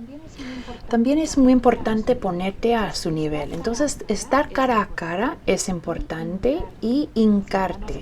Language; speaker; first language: Spanish; early bilingual, heritage; Spanish